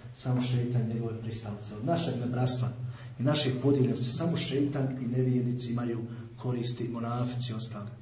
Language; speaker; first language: Bosnian; native; Bosnian